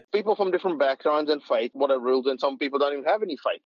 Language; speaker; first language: English; non-native, local second language; Punjabi